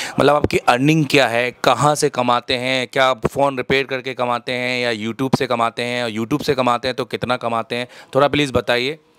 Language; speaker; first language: Hindi; native; Hindi